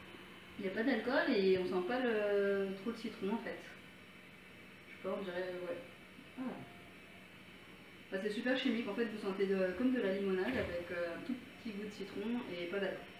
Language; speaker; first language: French; native; French